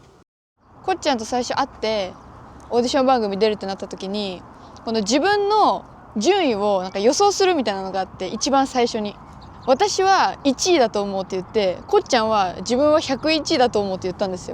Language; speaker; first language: Japanese; native; Japanese